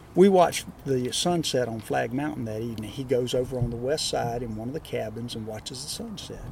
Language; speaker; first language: English; native; English